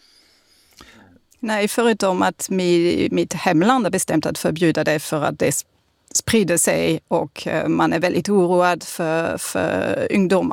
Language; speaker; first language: Swedish; non-native, fluent; French